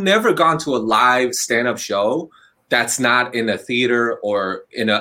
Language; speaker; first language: English; non-native, fluent; Chinese